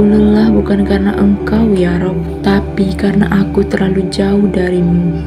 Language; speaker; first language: Indonesian; native; Indonesian